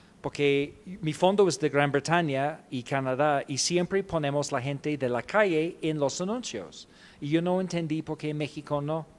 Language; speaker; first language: Spanish; non-native, fluent; English